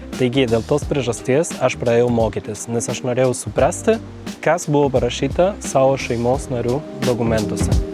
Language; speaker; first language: Lithuanian; non-native, fluent; Spanish